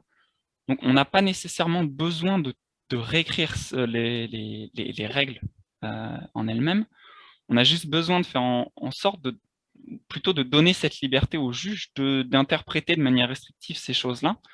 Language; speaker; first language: French; native; French